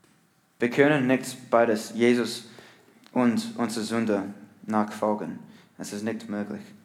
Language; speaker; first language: German; non-native, learner; English